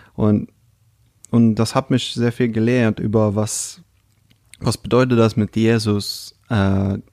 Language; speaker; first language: German; non-native, fluent; Russian